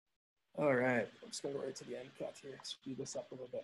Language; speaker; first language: English; native; English